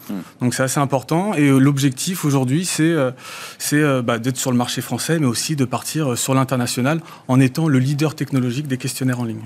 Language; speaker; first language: French; native; French